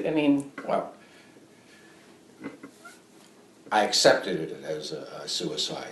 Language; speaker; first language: English; native; English